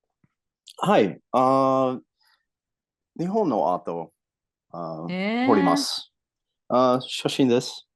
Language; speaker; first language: Japanese; non-native, learner; English